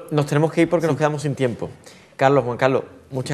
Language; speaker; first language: Spanish; native; Spanish